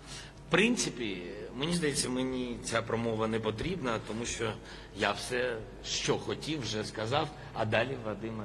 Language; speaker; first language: Ukrainian; non-native, local second language; Russian